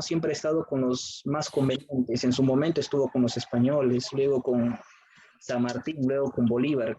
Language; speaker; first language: Spanish; native; Spanish